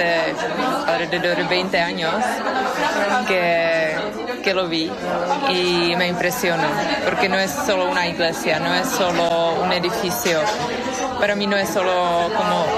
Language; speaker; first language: Spanish; non-native, fluent; Czech